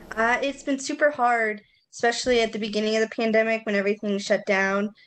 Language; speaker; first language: English; native; English